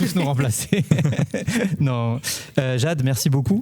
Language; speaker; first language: French; native; French